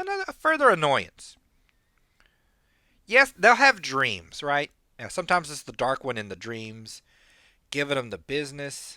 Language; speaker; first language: English; native; English